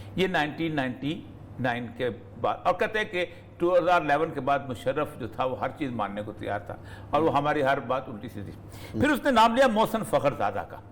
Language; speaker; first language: Urdu; non-native, local second language; Punjabi